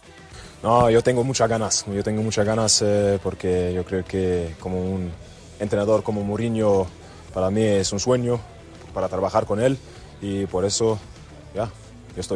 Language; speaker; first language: Spanish; non-native, learner; German